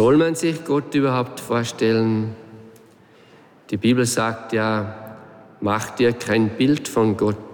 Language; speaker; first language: German; native; German